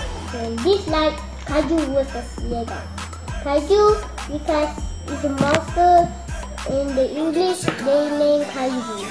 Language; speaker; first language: English; non-native, learner; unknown